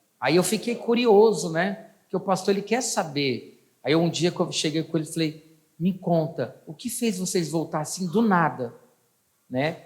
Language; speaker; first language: Portuguese; native; Portuguese